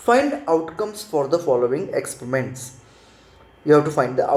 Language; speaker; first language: English; non-native, local second language; Hindi